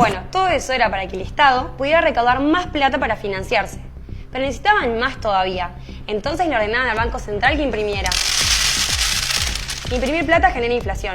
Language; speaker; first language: Spanish; native; Spanish